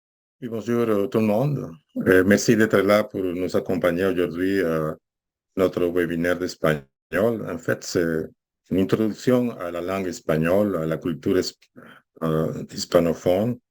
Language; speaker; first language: French; non-native, fluent; Spanish